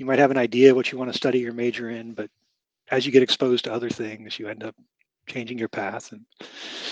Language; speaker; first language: English; native; English